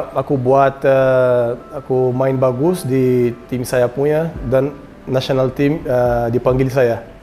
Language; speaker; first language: Indonesian; non-native, learner; Portuguese